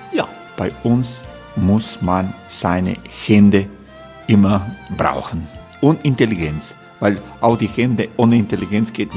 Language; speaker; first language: German; non-native, fluent; Croatian